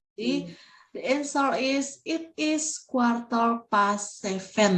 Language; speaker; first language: English; non-native, learner; Indonesian